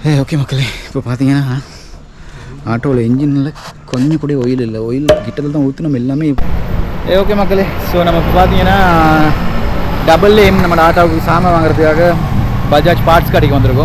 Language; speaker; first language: Tamil; native; Tamil